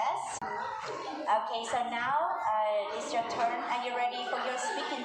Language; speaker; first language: English; non-native, fluent; Vietnamese